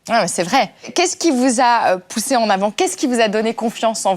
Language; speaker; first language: French; native; French